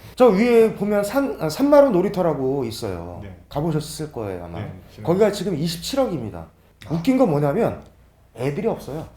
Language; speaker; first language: Korean; native; Korean